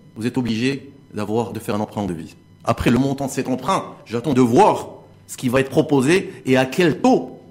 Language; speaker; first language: French; non-native, local second language; Arabic